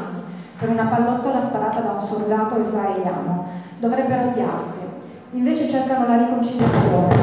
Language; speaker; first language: Italian; native; Italian